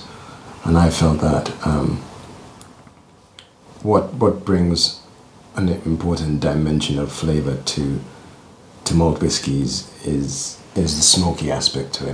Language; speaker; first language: English; non-native, local second language; Ganda